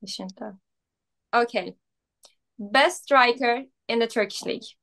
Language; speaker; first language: English; non-native, learner; Turkish